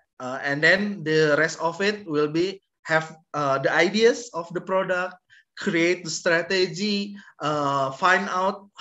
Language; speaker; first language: English; non-native, learner; Indonesian